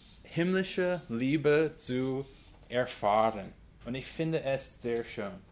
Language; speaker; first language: German; non-native, fluent; English